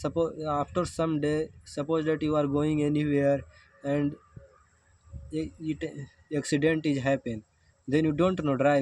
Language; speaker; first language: English; non-native, learner; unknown